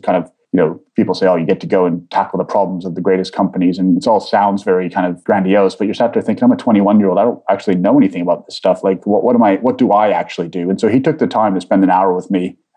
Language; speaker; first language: English; native; English